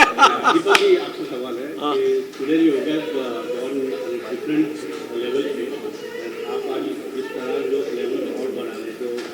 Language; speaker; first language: Hindi; native; Hindi